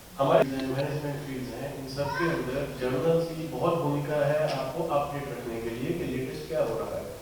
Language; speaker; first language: Hindi; native; Hindi